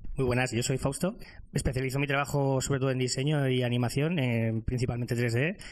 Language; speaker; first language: Spanish; non-native, fluent; French